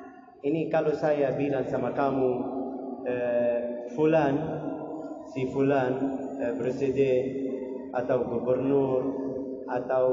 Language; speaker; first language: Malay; non-native, learner; Arabic